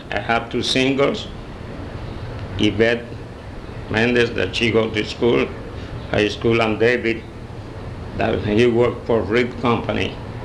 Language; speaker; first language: English; non-native, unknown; Spanish